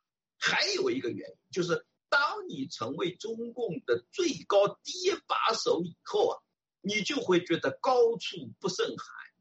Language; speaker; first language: Chinese; native; Chinese